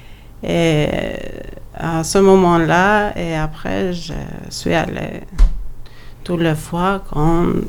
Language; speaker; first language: French; non-native, learner; Albanian